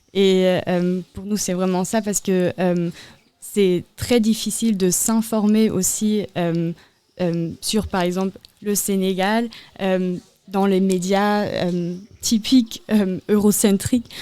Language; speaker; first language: French; non-native, fluent; German